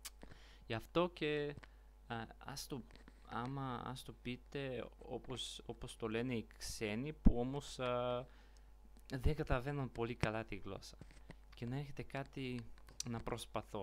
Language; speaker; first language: Greek; non-native, learner; Bulgarian